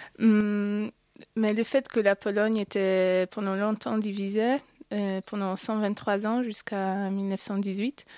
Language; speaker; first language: French; non-native, fluent; Polish